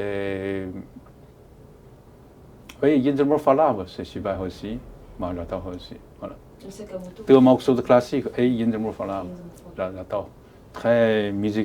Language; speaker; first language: French; non-native, learner; Chinese